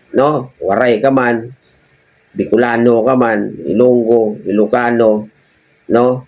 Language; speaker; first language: Filipino; non-native, local second language; Cebuano